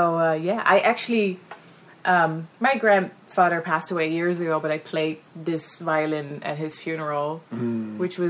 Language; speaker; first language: English; non-native, fluent; Dutch